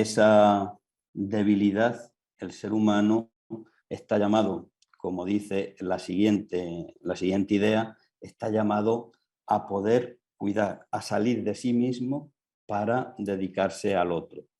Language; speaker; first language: Spanish; native; Spanish